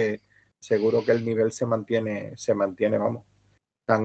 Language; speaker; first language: Spanish; native; Spanish